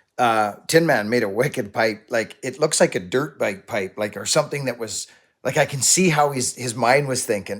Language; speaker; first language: English; native; English